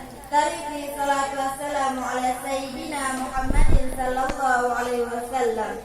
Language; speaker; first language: Arabic; non-native, learner; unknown